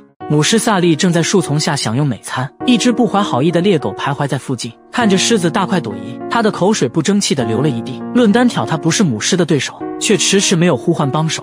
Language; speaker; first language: Chinese; native; Chinese